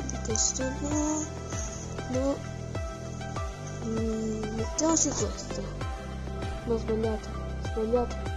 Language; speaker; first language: Italian; early bilingual, other home language; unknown